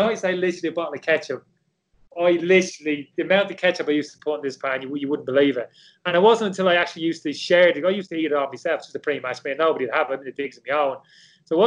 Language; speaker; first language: English; native; English